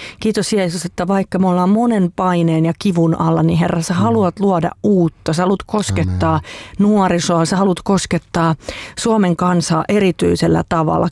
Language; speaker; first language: Finnish; native; Finnish